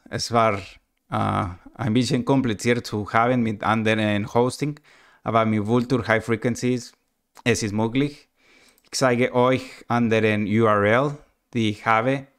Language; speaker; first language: German; non-native, learner; Spanish